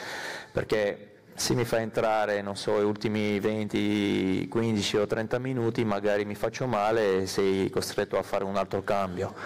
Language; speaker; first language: Italian; non-native, fluent; Armenian